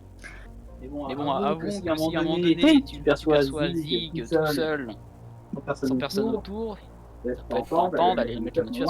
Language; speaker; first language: French; native; French